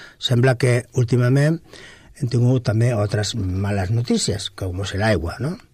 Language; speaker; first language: Catalan; non-native, local second language; Spanish